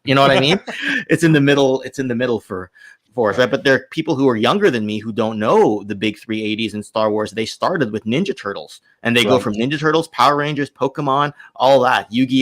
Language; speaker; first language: English; native; English